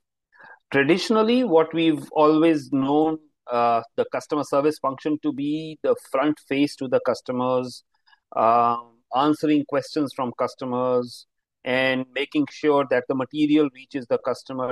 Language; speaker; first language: English; non-native, local second language; Hindi